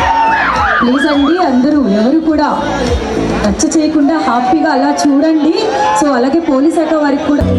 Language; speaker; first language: Telugu; native; Telugu